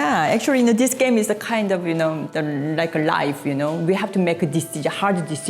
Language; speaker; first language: English; non-native, learner; Korean